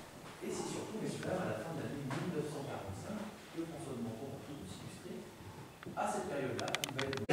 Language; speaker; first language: French; native; French